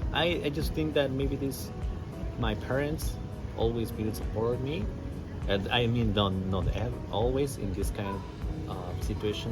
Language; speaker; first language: English; non-native, learner; Spanish